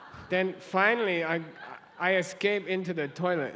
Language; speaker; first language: English; native; English